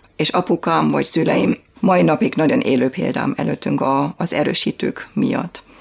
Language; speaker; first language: Hungarian; non-native, fluent; German